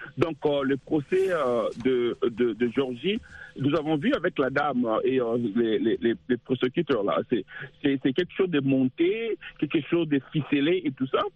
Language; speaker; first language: French; non-native, local second language; Lingala